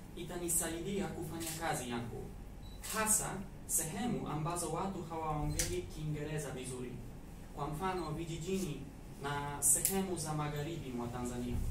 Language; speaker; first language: Swahili; non-native, fluent; Polish